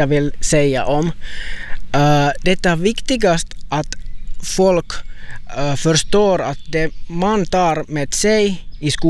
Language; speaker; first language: Swedish; non-native, learner; Finnish